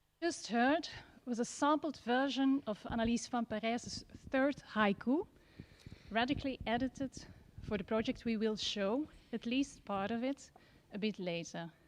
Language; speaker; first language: English; non-native, fluent; Dutch